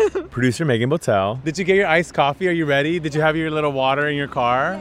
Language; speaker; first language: English; native; English